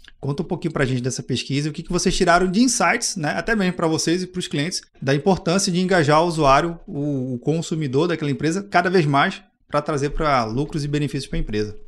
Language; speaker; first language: Portuguese; native; Portuguese